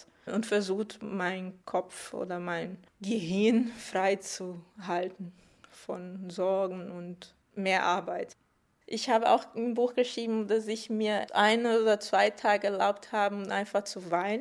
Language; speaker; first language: German; non-native, fluent; Portuguese